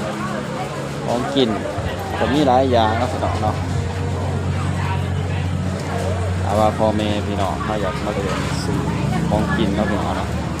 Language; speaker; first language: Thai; non-native, local second language; Northeastern Thai